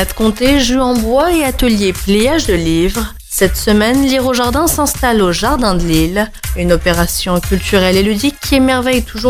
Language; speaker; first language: French; native; French